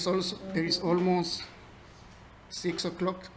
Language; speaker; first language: English; non-native, learner; Spanish